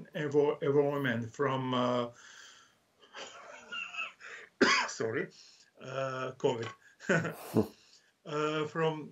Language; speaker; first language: English; non-native, learner; Croatian